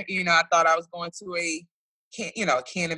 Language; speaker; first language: English; native; English